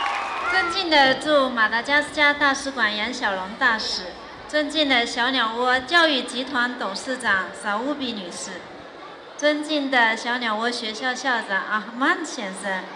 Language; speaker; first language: Chinese; native; Chinese